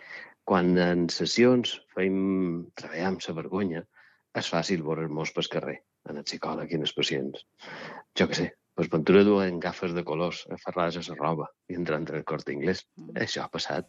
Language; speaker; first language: Catalan; native; Catalan